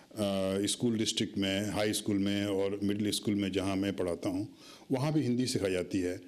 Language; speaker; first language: Hindi; native; Hindi